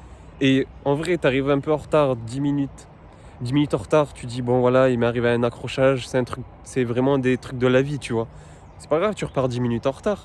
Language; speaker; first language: French; native; French